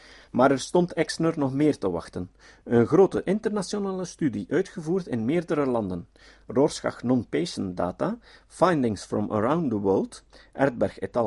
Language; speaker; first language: Dutch; native; Dutch